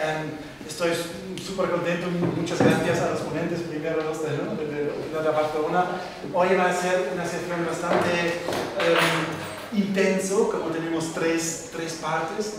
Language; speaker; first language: Spanish; non-native, fluent; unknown